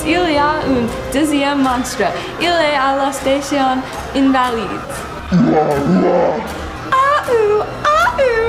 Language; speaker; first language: French; non-native, learner; English